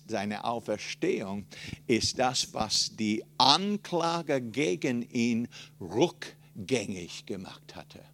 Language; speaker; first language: German; non-native, fluent; English